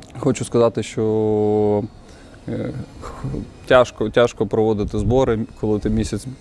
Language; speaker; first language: Ukrainian; non-native, local second language; Russian